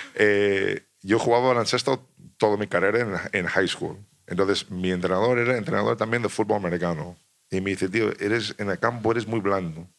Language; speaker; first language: Spanish; non-native, fluent; English